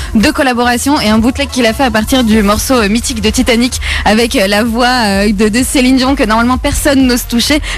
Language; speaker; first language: French; native; French